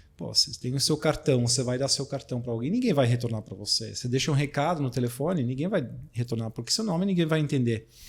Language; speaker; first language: Portuguese; non-native, fluent; Dutch